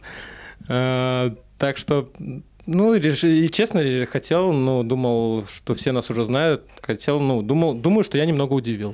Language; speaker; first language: Russian; native; Russian